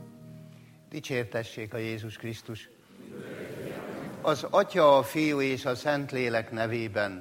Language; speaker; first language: Hungarian; native; Hungarian